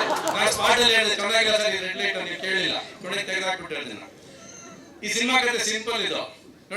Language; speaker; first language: Kannada; native; Kannada